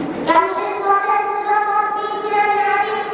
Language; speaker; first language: Arabic; non-native, learner; Urdu